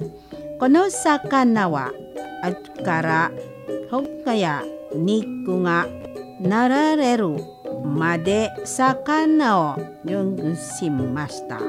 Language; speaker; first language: Japanese; non-native, fluent; Indonesian